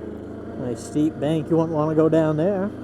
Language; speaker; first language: English; native; English